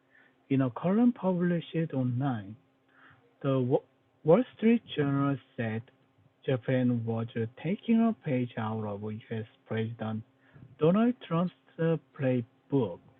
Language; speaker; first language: English; non-native, learner; Korean